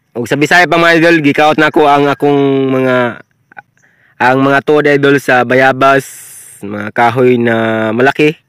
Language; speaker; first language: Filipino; non-native, local second language; Cebuano